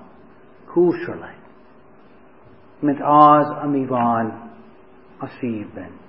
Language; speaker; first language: Hungarian; non-native, fluent; English